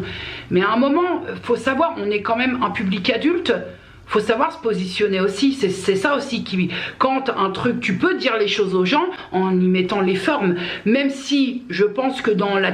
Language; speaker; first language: French; native; French